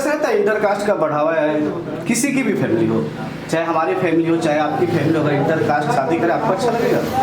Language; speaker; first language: Hindi; native; Hindi